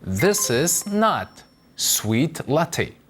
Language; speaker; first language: English; non-native, fluent; Korean